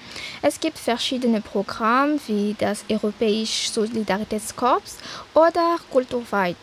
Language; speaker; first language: German; non-native, fluent; Malagasy